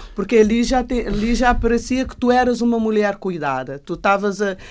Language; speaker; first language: Portuguese; non-native, local second language; Kabuverdianu